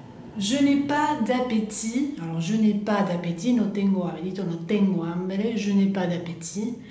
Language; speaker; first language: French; non-native, fluent; Spanish